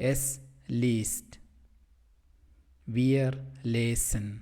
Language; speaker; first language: German; non-native, fluent; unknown